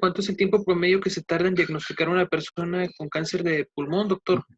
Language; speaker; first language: Spanish; native; Spanish